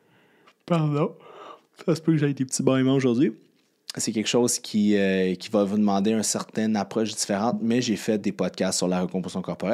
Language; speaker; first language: French; native; French